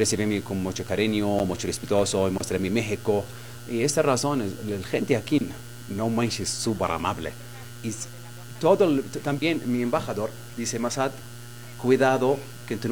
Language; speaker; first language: Spanish; non-native, learner; Arabic